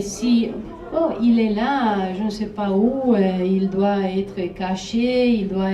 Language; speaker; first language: French; non-native, fluent; Spanish